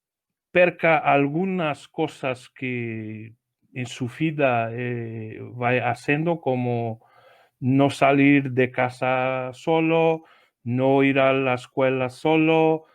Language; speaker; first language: Spanish; non-native, learner; Portuguese